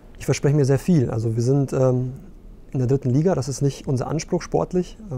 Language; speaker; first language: German; early bilingual, other home language; Romanian